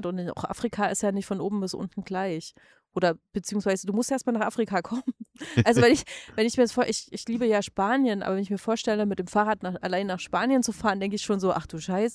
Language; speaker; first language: German; native; German